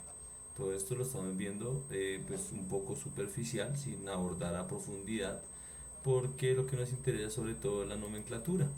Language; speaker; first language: Spanish; native; Spanish